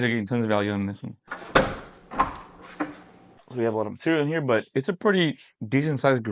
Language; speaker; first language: English; native; English